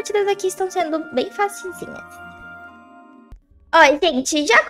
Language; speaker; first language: Portuguese; native; Portuguese